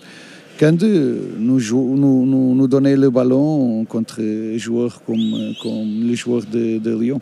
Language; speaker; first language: French; non-native, learner; Portuguese